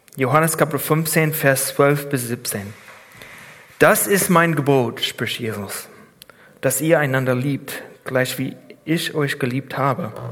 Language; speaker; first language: German; non-native, fluent; English